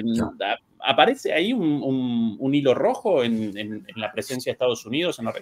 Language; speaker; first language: Spanish; native; Spanish